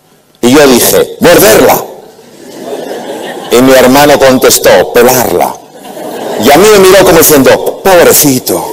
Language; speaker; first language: Spanish; native; Spanish